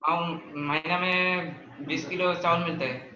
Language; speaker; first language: Hindi; non-native, local second language; Bangla